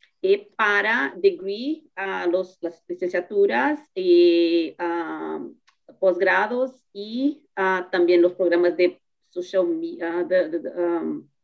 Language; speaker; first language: Spanish; non-native, fluent; Portuguese